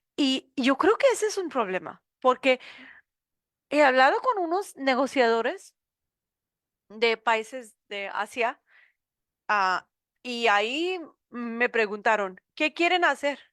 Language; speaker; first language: Spanish; non-native, learner; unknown